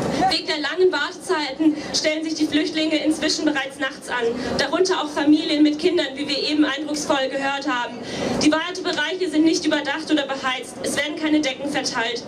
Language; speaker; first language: German; native; German